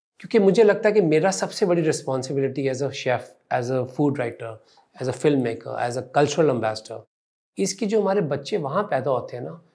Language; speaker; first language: Hindi; non-native, local second language; Punjabi